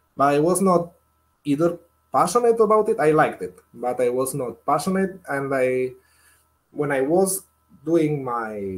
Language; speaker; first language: English; non-native, fluent; Spanish